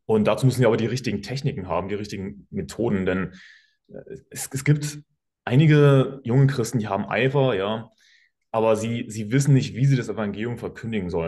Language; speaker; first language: German; native; German